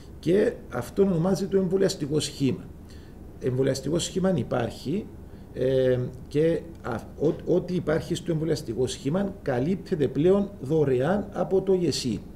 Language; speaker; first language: Greek; native; Greek